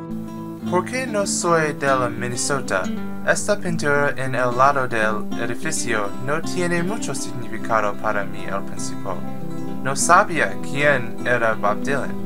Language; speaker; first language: Spanish; non-native, learner; English